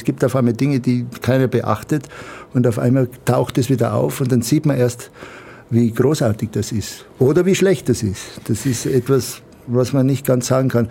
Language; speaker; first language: German; native; German